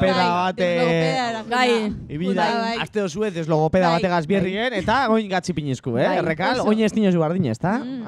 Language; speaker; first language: Basque; native; Basque